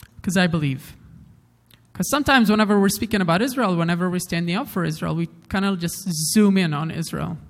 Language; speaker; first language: English; non-native, fluent; Arabic